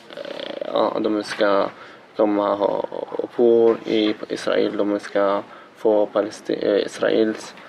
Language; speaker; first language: Swedish; non-native, fluent; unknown